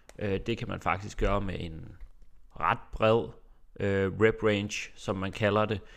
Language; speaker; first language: Danish; native; Danish